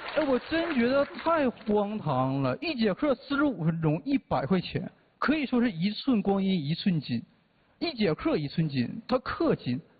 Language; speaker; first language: Chinese; native; Chinese